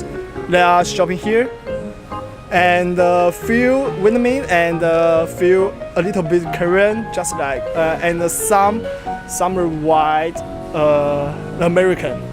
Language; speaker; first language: English; non-native, learner; Chinese